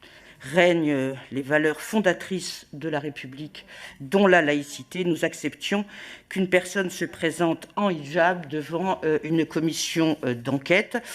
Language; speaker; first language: French; native; French